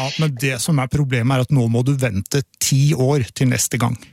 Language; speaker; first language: Norwegian; native; Norwegian